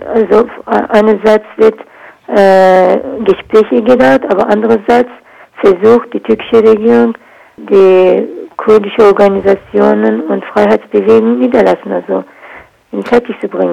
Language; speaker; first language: German; non-native, learner; Kurdish